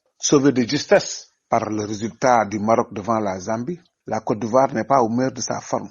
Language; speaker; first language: French; non-native, local second language; Wolof